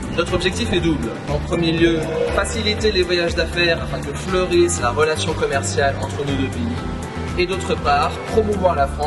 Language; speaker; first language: French; native; French